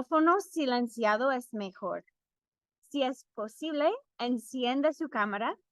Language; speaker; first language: Spanish; non-native, fluent; English